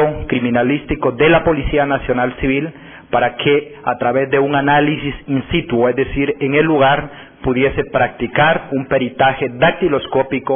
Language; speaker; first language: Spanish; native; Spanish